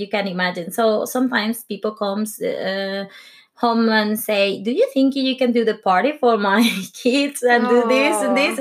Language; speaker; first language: English; non-native, learner; Spanish